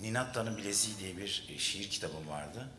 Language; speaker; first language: Turkish; native; Turkish